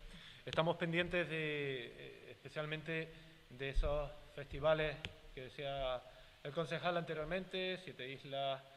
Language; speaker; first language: Spanish; native; Spanish